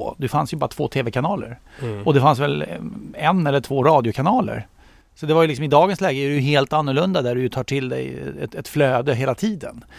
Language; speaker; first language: Swedish; native; Swedish